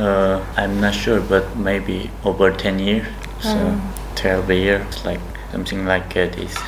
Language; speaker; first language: English; non-native, learner; Korean